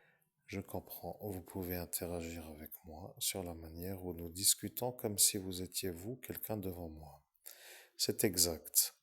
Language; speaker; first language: French; native; French